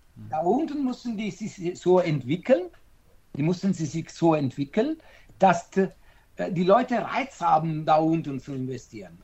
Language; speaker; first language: German; non-native, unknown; Italian